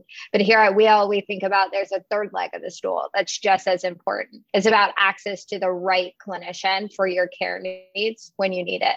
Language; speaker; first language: English; native; English